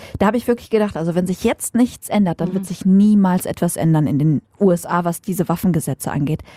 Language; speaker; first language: German; native; German